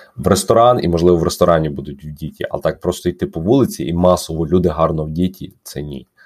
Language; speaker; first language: Ukrainian; native; Ukrainian